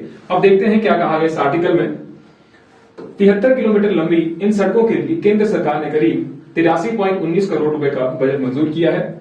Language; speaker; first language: Hindi; native; Hindi